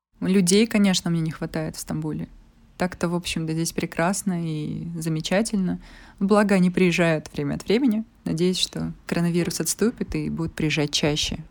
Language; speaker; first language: Russian; native; Russian